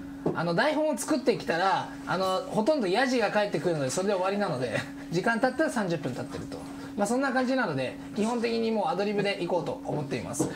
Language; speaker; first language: Japanese; native; Japanese